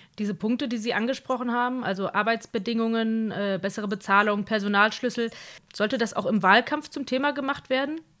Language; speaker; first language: German; native; German